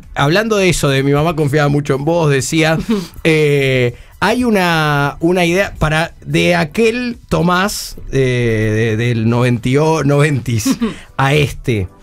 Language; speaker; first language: Spanish; native; Spanish